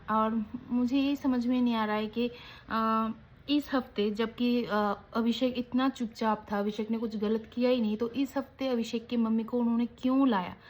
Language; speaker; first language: Hindi; non-native, local second language; Bangla